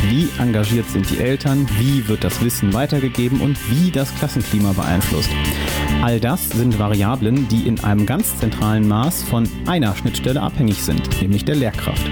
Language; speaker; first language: German; native; German